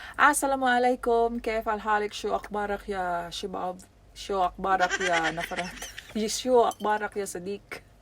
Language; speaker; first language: Arabic; non-native, learner; Filipino